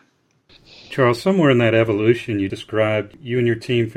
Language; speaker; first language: English; native; English